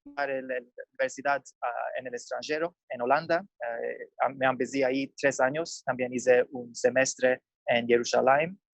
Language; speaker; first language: Spanish; non-native, fluent; Turkish